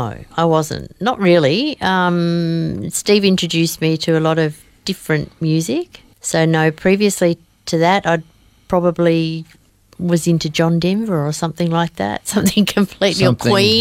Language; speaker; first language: English; native; English